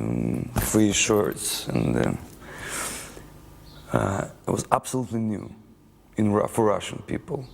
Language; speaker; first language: English; non-native, learner; Russian